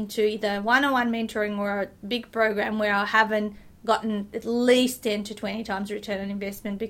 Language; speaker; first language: English; non-native, fluent; Macedonian